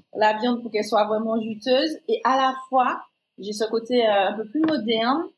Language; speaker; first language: French; native; French